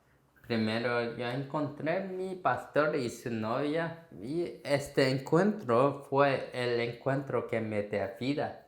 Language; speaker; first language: Spanish; non-native, fluent; Korean